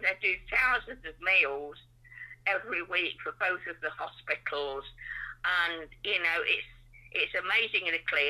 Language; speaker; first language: English; native; English